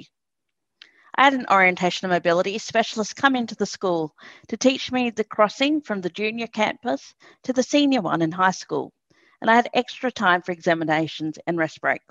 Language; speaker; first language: English; native; English